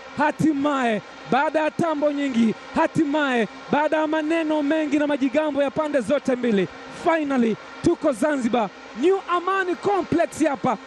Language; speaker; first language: Swahili; native; Swahili